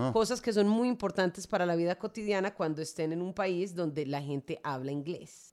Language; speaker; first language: Spanish; native; Spanish